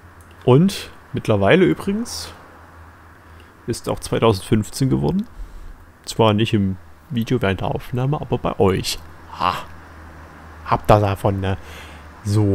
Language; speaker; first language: German; native; German